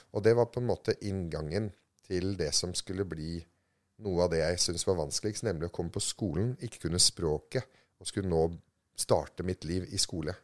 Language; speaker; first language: Norwegian; early bilingual, other home language; Arabic